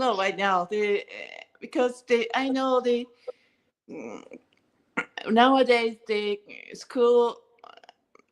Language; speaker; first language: English; non-native, learner; Japanese